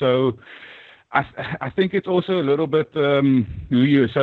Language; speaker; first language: English; non-native, local second language; Afrikaans